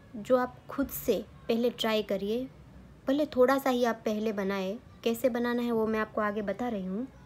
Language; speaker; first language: Hindi; non-native, local second language; Gujarati